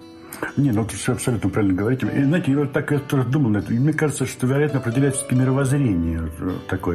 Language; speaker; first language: Russian; native; Russian